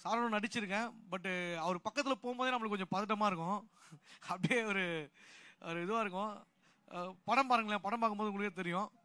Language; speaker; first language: Tamil; native; Tamil